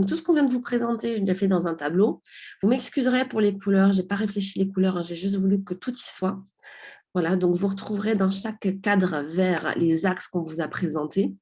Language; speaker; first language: French; native; French